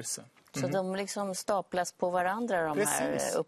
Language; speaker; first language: Swedish; native; Swedish